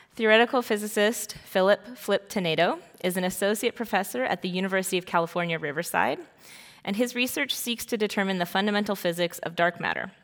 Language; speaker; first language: English; native; English